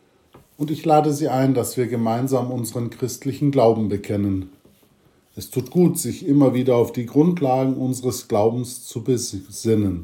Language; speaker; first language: German; native; German